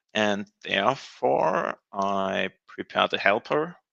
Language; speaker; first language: English; non-native, fluent; German